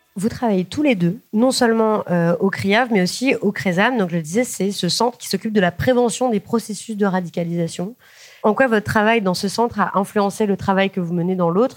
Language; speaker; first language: French; native; French